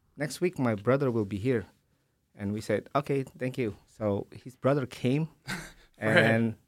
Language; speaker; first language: English; early bilingual, other home language; Indonesian